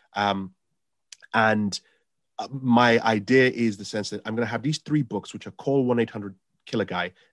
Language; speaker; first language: English; non-native, local second language; Yoruba